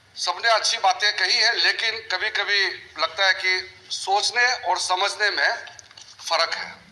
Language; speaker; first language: Hindi; non-native, local second language; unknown